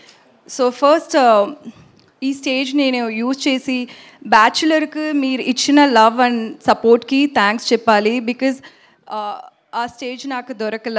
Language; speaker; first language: Telugu; non-native, learner; Tamil